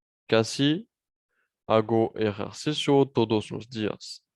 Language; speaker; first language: Spanish; non-native, learner; French